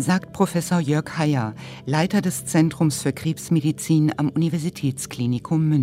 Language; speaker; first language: German; native; German